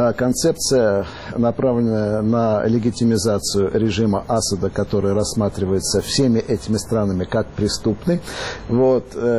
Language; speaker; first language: Russian; native; Russian